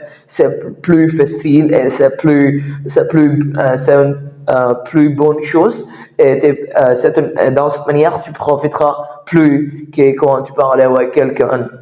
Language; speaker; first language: French; non-native, learner; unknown